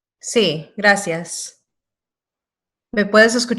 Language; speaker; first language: Spanish; non-native, learner; English